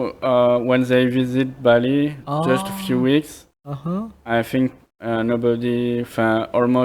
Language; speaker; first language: English; non-native, fluent; French